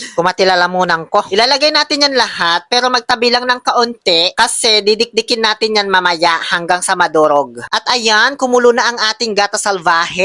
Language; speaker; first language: Filipino; native; Filipino